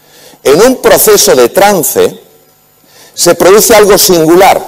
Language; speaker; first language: Spanish; native; Spanish